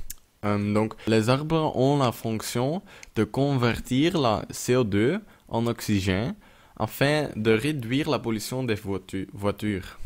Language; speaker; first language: French; non-native, local second language; Dutch